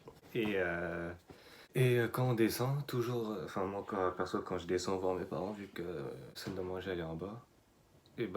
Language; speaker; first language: French; native; French